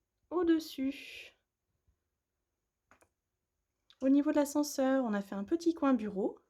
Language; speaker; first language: French; native; French